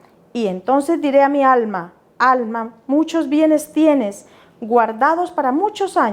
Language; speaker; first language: Spanish; native; Spanish